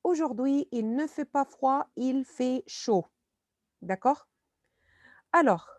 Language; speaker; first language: French; non-native, fluent; Arabic